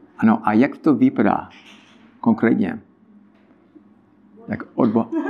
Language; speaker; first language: Czech; non-native, learner; English